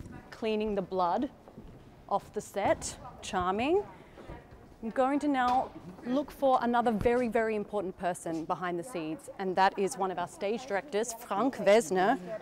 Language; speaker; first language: English; native; English